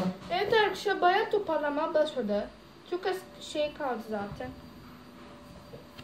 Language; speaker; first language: Turkish; non-native, fluent; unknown